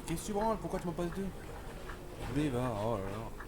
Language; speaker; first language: French; native; French